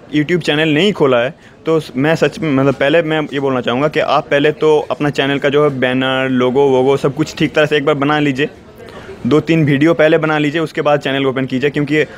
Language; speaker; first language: Hindi; native; Hindi